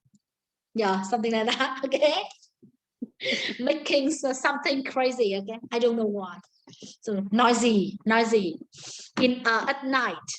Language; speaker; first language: English; non-native, learner; Vietnamese